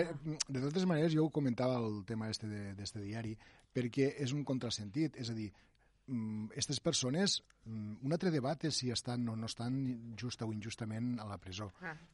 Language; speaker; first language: Catalan; native; Catalan